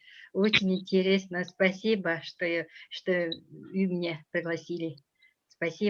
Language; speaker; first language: Russian; non-native, fluent; Mongolian